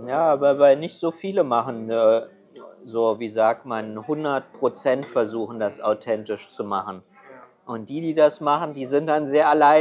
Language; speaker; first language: German; non-native, fluent; Chinese